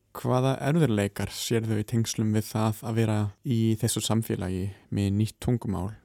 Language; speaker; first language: Icelandic; non-native, fluent; German